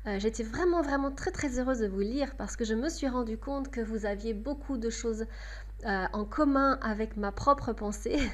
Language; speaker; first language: French; native; French